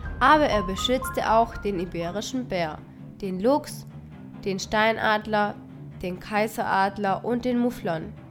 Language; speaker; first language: German; non-native, fluent; Spanish